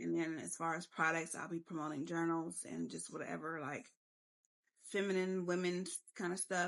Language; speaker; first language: English; native; English